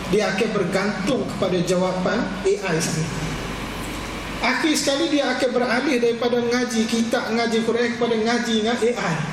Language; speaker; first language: Malay; native; Malay